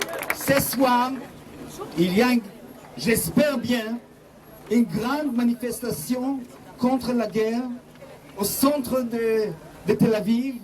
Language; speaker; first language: French; non-native, fluent; Hebrew